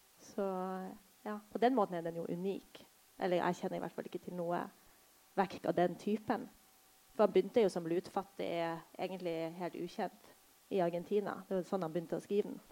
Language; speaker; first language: Norwegian; early bilingual, other home language; Polish